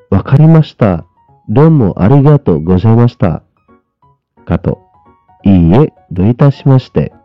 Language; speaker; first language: Japanese; non-native, learner; Indonesian